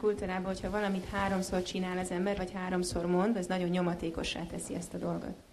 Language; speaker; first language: Hungarian; native; Hungarian